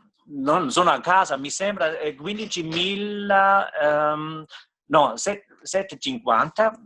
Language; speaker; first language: Italian; non-native, fluent; German